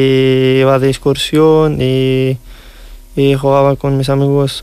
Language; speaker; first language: Spanish; non-native, learner; Riffian